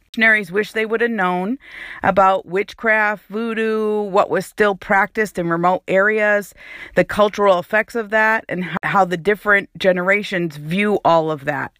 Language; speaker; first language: English; native; English